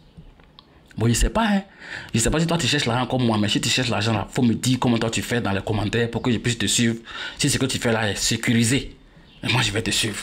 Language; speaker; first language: French; native; French